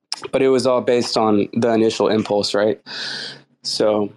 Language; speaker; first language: English; native; English